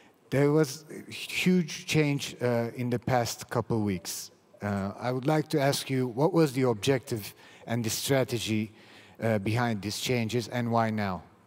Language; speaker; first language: English; non-native, fluent; Turkish